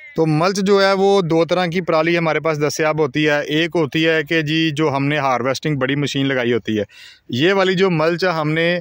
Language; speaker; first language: Urdu; non-native, local second language; Punjabi